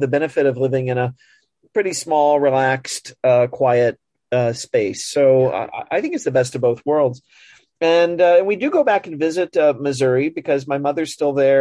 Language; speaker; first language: English; native; English